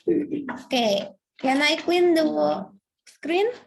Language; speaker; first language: English; non-native, learner; Indonesian